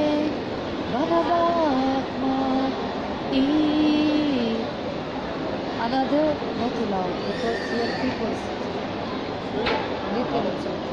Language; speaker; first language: English; non-native, learner; Turkish